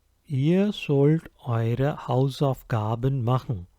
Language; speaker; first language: German; non-native, fluent; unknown